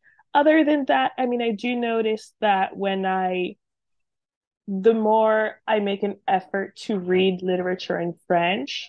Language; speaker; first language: English; non-native, fluent; French